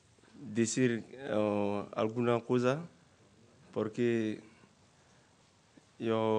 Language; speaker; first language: Spanish; non-native, learner; French